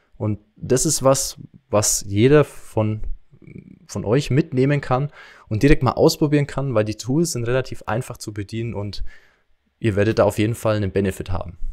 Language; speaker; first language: German; native; German